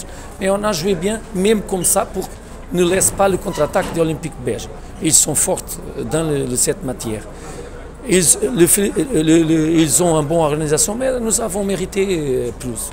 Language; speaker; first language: French; non-native, learner; Portuguese